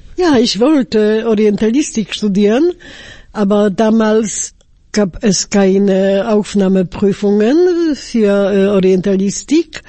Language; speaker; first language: German; non-native, fluent; Polish